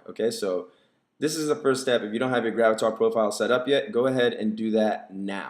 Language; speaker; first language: English; native; English